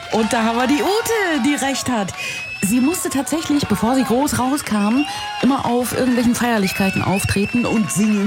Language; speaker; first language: German; native; German